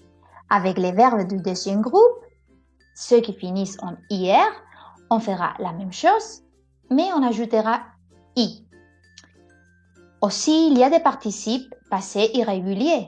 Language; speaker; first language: French; non-native, fluent; Spanish